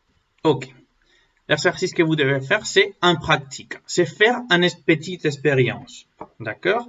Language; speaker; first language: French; non-native, learner; Spanish